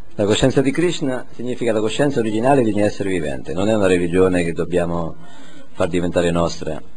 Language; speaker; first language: Italian; native; Italian